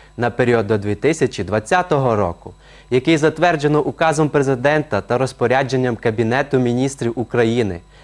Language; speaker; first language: Ukrainian; non-native, local second language; Romany